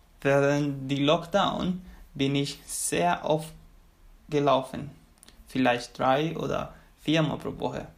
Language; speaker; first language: German; non-native, learner; Spanish